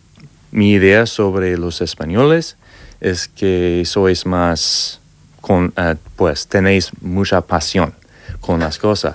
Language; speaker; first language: Spanish; non-native, learner; English